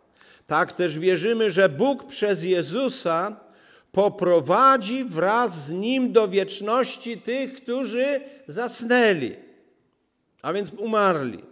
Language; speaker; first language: Polish; native; Polish